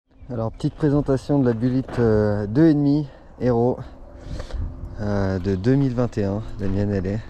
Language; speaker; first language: French; native; French